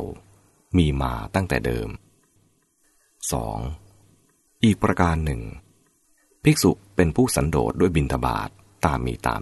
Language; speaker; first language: Thai; native; Thai